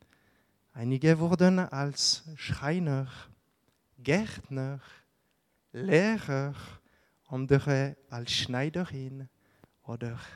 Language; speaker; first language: German; non-native, local second language; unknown